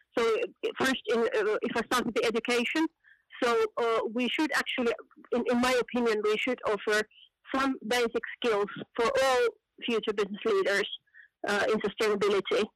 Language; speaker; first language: English; non-native, fluent; Finnish